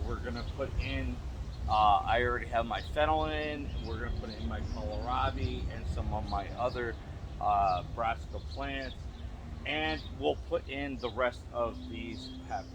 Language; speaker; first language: English; native; English